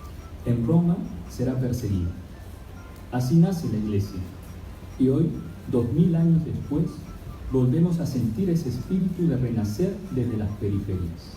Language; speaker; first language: Spanish; native; Spanish